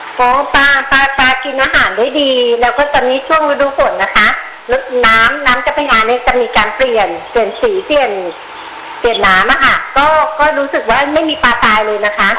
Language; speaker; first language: Thai; native; Thai